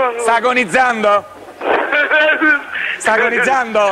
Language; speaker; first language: Italian; native; Italian